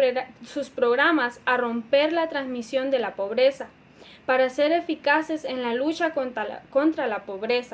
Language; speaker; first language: Spanish; native; Spanish